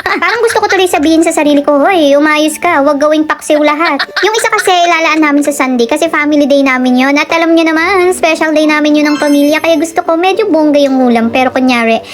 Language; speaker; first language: Filipino; non-native, local second language; Kinaray-a